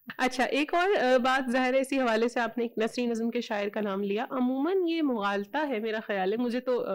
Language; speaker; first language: Urdu; native; Urdu